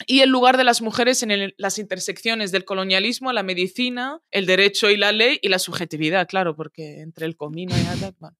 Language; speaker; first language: Spanish; early bilingual, other home language; Arabic